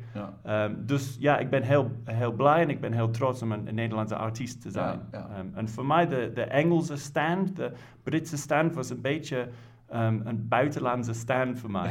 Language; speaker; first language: Dutch; non-native, fluent; English